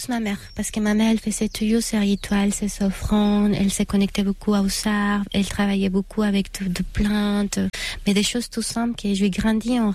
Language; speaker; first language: French; non-native, fluent; Spanish